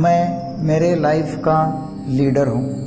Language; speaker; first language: Hindi; non-native, local second language; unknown